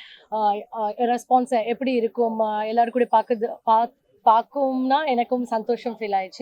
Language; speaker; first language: Tamil; non-native, learner; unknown